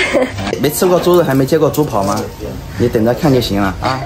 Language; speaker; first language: Chinese; native; Chinese